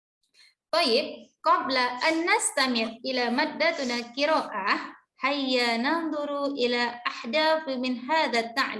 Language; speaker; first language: Arabic; non-native, learner; Indonesian